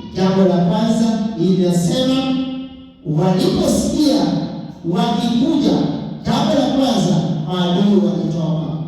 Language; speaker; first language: Swahili; non-native, local second language; Luo (Kenya and Tanzania)